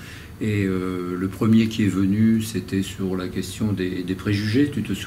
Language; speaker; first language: French; native; French